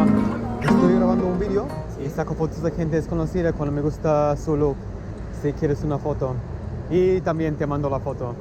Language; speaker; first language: Spanish; non-native, fluent; English